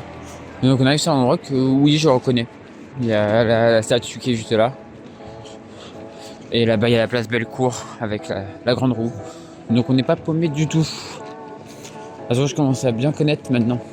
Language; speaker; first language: French; native; French